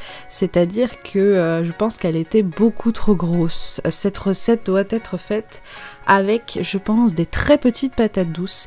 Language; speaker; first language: French; native; French